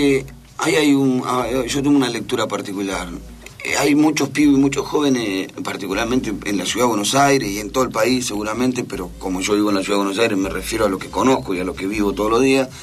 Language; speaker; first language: Spanish; native; Spanish